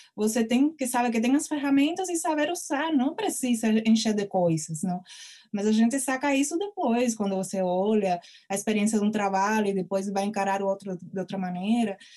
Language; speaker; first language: Portuguese; non-native, fluent; Spanish